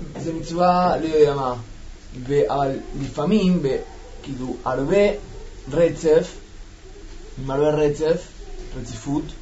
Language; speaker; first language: Hebrew; non-native, learner; Spanish